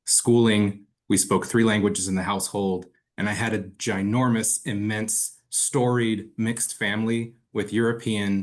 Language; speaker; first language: English; early bilingual, other home language; Spanish